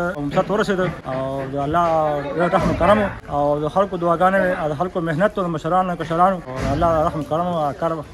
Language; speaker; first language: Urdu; non-native, local second language; Pashto